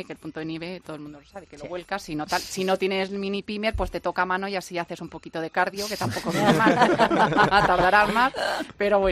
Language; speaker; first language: Spanish; native; Spanish